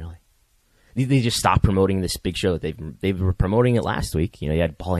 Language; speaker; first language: English; native; English